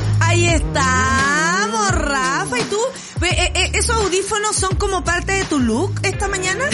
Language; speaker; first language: Spanish; native; Spanish